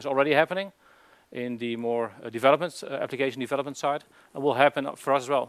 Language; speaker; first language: English; non-native, fluent; Dutch